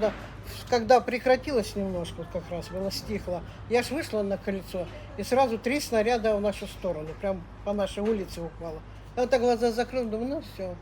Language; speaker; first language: Russian; native; Russian